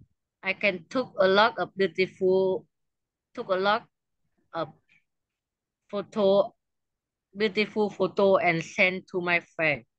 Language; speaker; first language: English; non-native, learner; Vietnamese